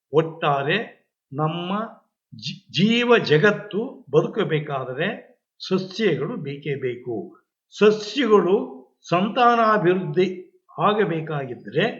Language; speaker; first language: Kannada; native; Kannada